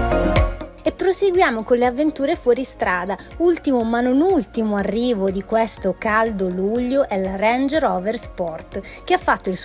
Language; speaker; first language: Italian; native; Italian